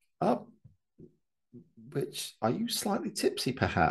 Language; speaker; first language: English; native; English